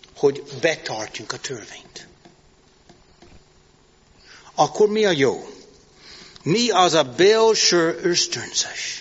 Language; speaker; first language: Hungarian; non-native, fluent; English